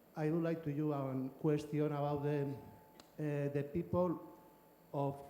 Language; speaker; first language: English; non-native, learner; Basque